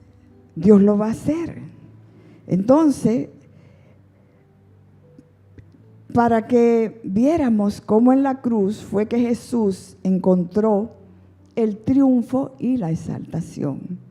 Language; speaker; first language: Spanish; native; Spanish